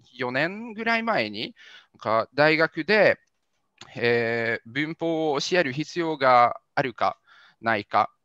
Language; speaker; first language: Japanese; non-native, fluent; Hungarian